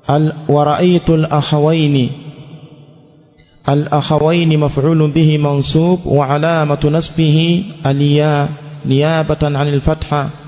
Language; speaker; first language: Arabic; non-native, fluent; Swahili